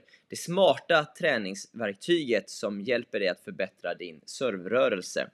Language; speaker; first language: Swedish; native; Swedish